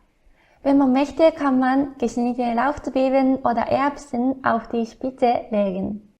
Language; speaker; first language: German; non-native, fluent; Japanese